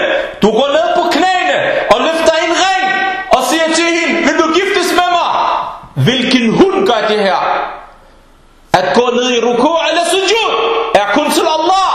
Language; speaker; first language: Danish; early bilingual, other home language; Arabic